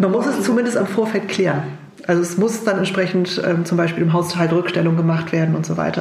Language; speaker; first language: German; native; German